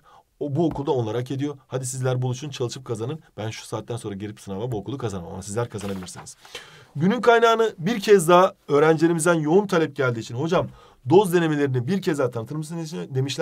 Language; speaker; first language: Turkish; native; Turkish